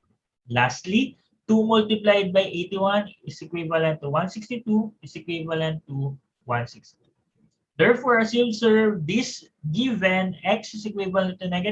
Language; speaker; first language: English; non-native, local second language; Filipino